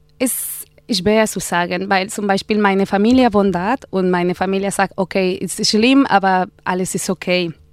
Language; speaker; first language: German; non-native, learner; Spanish